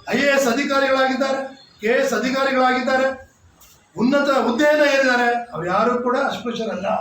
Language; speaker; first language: Kannada; non-native, local second language; Lambadi